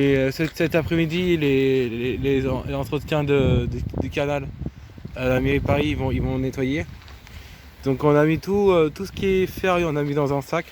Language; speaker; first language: French; native; French